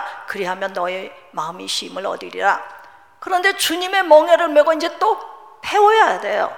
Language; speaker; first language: Korean; native; Korean